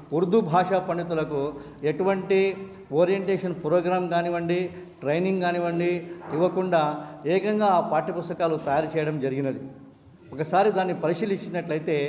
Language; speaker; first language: Telugu; non-native, local second language; Urdu